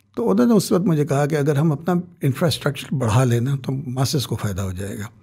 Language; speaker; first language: Urdu; native; Urdu